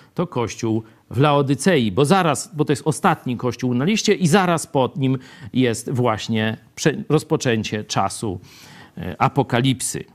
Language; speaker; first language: Polish; native; Polish